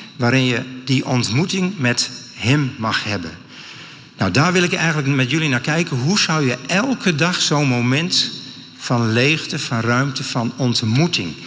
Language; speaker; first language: Dutch; native; Dutch